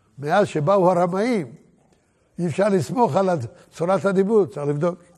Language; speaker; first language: Hebrew; native; Hebrew